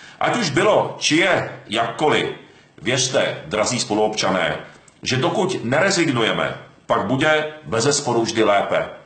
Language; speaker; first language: Czech; early bilingual, other home language; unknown